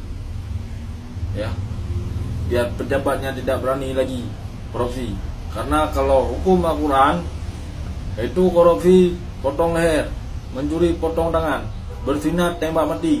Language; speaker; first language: Indonesian; non-native, local second language; Achinese